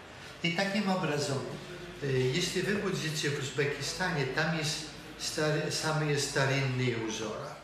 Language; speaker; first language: Russian; non-native, learner; Polish